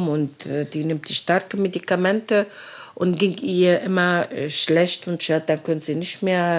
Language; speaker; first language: German; non-native, learner; Arabic